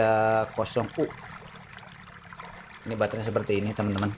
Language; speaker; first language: Indonesian; non-native, local second language; Sundanese